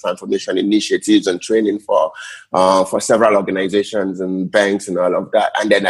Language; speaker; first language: English; non-native, local second language; Yoruba